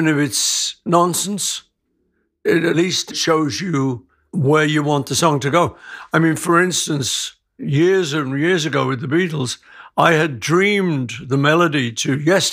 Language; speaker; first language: English; native; English